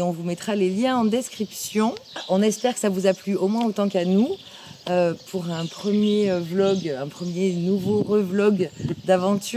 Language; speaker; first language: French; native; French